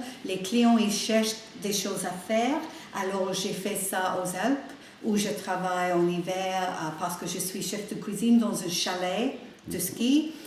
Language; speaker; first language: French; non-native, learner; English